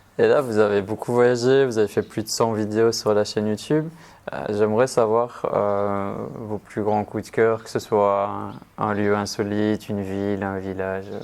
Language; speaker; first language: French; native; French